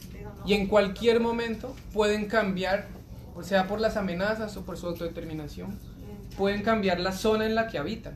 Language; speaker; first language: Spanish; native; Spanish